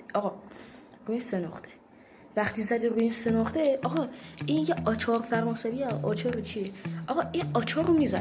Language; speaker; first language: Persian; native; Persian